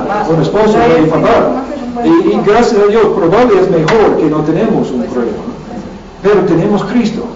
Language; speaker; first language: Spanish; non-native, learner; English